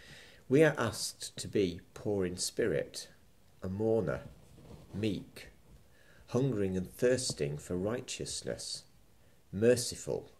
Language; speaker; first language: English; native; English